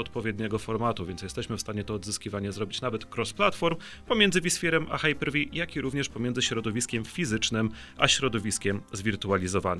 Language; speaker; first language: Polish; native; Polish